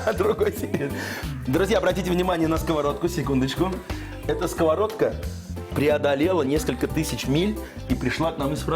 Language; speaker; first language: Russian; native; Russian